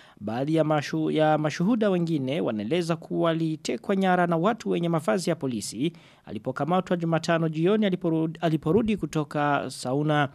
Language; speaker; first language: Swahili; non-native, local second language; Rundi